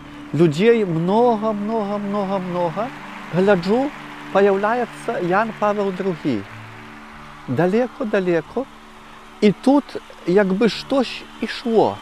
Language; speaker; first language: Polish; non-native, local second language; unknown